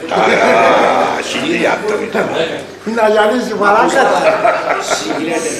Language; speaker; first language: Turkish; early bilingual, heritage; Turkish